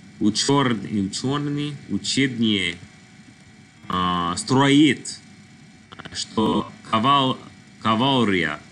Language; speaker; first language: Russian; non-native, learner; English